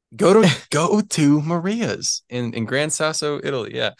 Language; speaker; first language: English; native; English